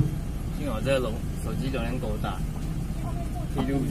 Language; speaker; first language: Chinese; native; Chinese